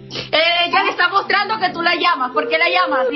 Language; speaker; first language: Spanish; native; Spanish